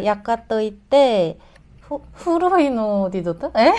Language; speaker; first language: Japanese; non-native, learner; Korean